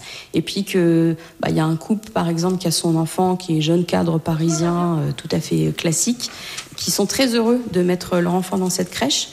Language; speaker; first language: French; native; French